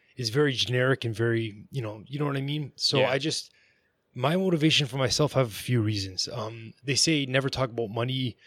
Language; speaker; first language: English; native; English